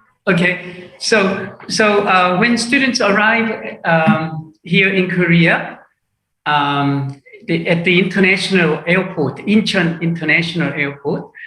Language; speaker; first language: English; non-native, fluent; Korean